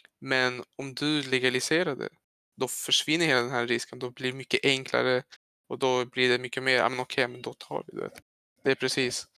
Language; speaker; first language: Swedish; early bilingual, other home language; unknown